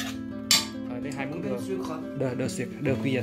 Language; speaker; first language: French; non-native, learner; Vietnamese